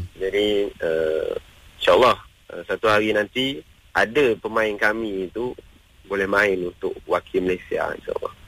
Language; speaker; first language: Malay; non-native, local second language; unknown